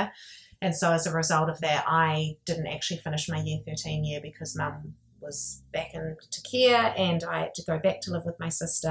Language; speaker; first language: English; native; English